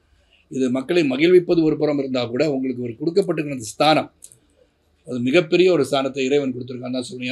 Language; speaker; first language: Tamil; native; Tamil